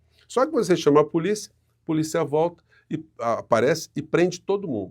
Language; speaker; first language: Portuguese; native; Portuguese